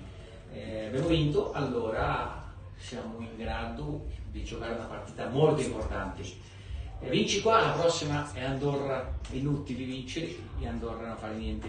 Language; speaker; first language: Italian; non-native, fluent; Portuguese